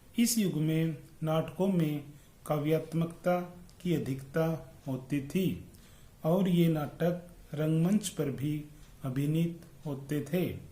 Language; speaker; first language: Hindi; native; Hindi